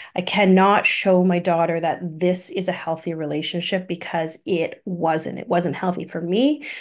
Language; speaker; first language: English; native; English